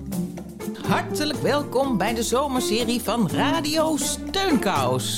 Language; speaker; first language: Dutch; native; Dutch